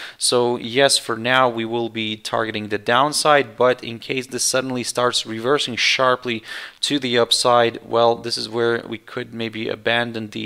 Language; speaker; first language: English; non-native, fluent; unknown